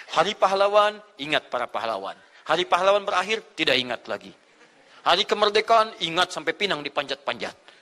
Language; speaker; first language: Indonesian; native; Indonesian